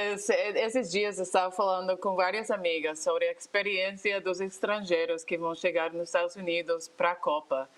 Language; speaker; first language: Portuguese; non-native, fluent; English